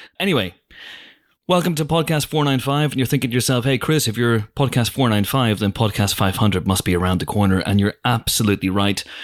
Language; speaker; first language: English; native; English